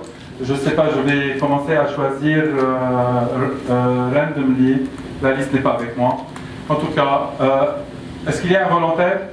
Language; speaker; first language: French; non-native, local second language; Arabic